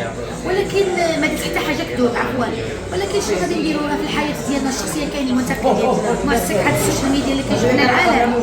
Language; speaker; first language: Arabic; native; Arabic